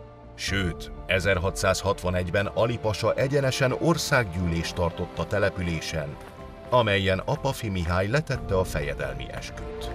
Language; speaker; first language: Hungarian; native; Hungarian